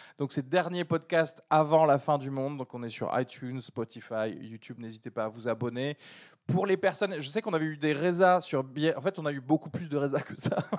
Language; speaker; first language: French; early bilingual, other home language; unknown